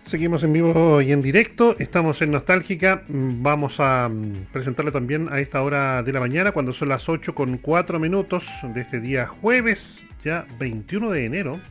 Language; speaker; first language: Spanish; native; Spanish